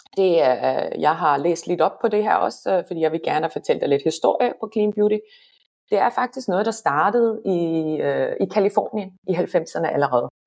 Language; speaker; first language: Danish; non-native, fluent; Finnish